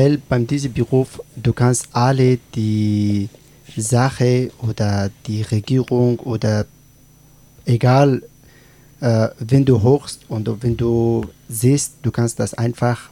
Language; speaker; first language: German; non-native, learner; Persian